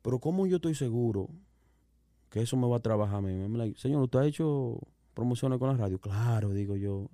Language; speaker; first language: Spanish; early bilingual, other home language; English